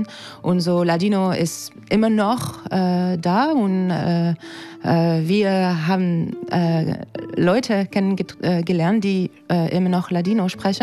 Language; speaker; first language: German; non-native, fluent; English